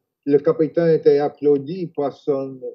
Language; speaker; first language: French; non-native, fluent; English